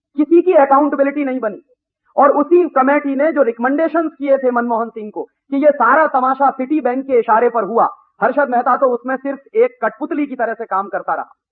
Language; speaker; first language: Hindi; native; Hindi